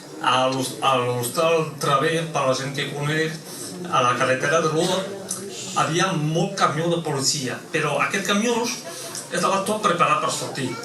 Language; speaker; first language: Catalan; non-native, local second language; French